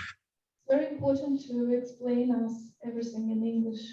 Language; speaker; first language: English; non-native, fluent; Russian